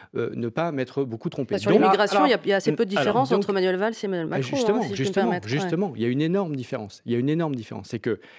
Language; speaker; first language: French; native; French